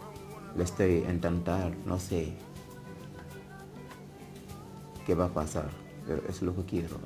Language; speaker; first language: Spanish; non-native, learner; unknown